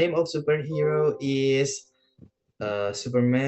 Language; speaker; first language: English; non-native, fluent; Indonesian